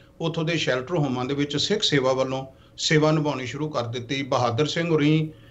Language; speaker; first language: Punjabi; native; Punjabi